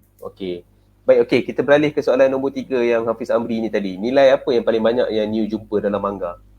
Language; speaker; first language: Malay; native; Malay